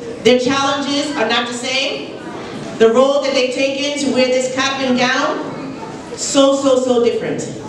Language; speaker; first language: English; native; English